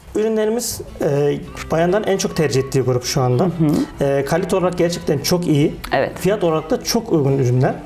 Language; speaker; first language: Turkish; native; Turkish